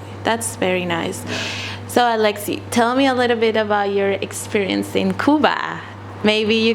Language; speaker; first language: English; non-native, fluent; Spanish